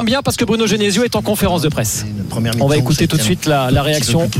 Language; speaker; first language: French; native; French